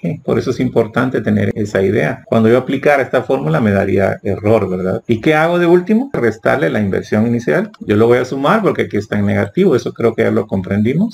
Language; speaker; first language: Spanish; native; Spanish